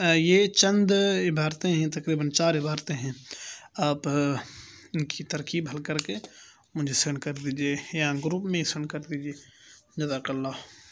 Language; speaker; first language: Urdu; non-native, local second language; Pashto